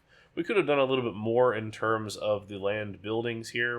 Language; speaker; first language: English; native; English